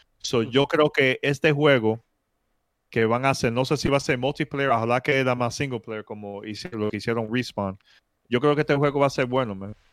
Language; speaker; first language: Spanish; early bilingual, heritage; Spanish